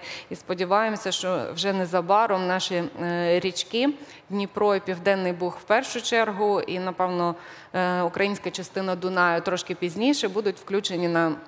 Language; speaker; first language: Ukrainian; native; Ukrainian